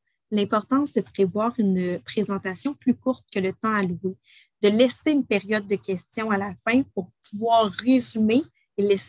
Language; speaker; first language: French; native; French